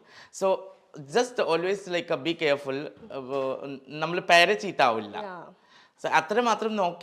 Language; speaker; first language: Malayalam; non-native, learner; Assamese